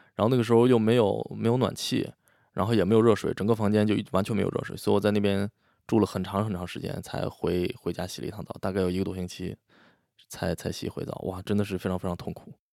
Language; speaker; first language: Chinese; native; Chinese